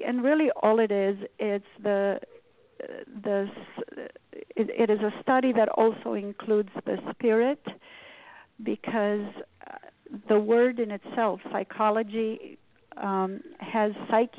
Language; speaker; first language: English; non-native, fluent; Romanian